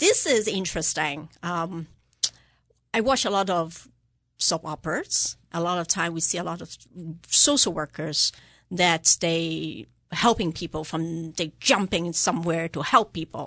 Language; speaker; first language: English; non-native, local second language; Cantonese